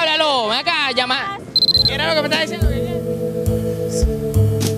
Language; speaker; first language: Spanish; native; Spanish